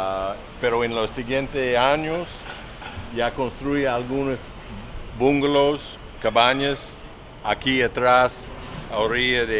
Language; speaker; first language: Spanish; non-native, learner; English